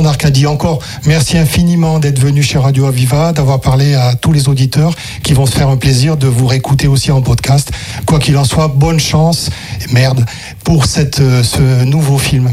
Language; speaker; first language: French; native; French